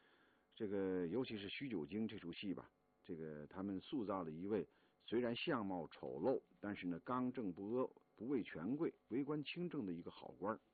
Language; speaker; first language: Chinese; native; Chinese